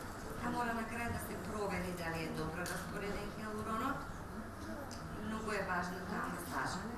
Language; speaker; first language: Macedonian; native; Macedonian